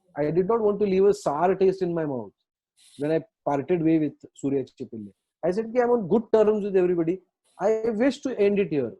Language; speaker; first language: English; non-native, local second language; Marathi